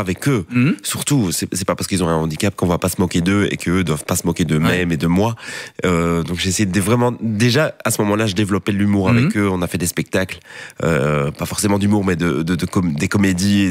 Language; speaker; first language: French; native; French